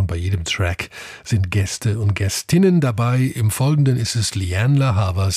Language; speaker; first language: German; native; German